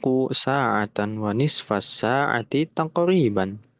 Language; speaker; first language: Arabic; non-native, fluent; Indonesian